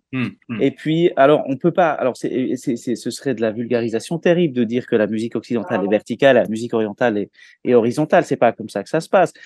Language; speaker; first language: French; native; French